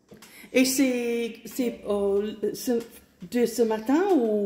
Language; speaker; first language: French; non-native, learner; English